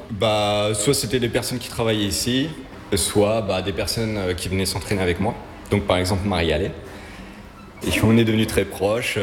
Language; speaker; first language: French; native; French